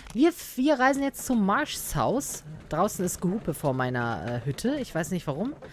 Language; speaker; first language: German; native; German